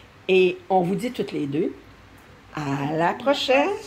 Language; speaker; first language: French; native; French